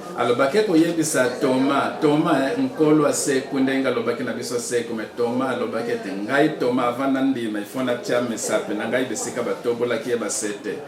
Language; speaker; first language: Lingala; non-native, local second language; Kongo